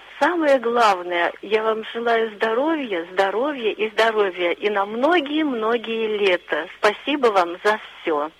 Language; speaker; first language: Russian; native; Russian